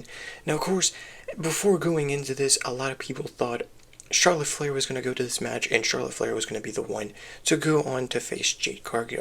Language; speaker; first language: English; native; English